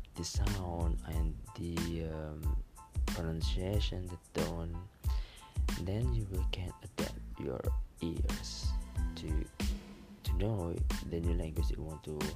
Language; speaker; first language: English; non-native, fluent; Malay